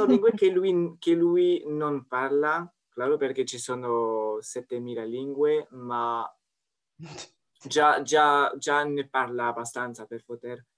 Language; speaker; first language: Italian; non-native, fluent; French